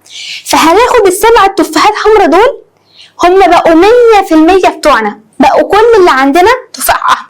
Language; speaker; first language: Arabic; native; Arabic